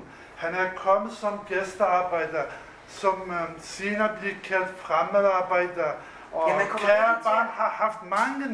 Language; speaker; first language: Danish; non-native, fluent; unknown